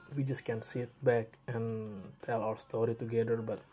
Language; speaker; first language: English; non-native, learner; Indonesian